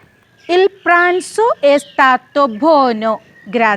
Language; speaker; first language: Italian; non-native, fluent; Malayalam